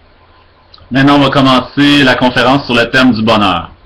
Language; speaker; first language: French; native; French